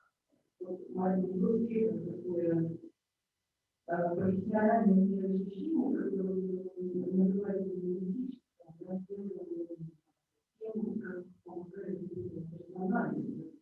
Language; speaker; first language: Russian; native; Russian